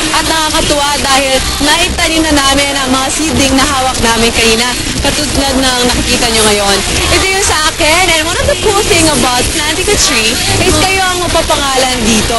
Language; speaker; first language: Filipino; non-native, fluent; Korean